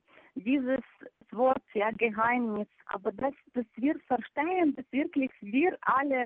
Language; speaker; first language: German; non-native, fluent; Ukrainian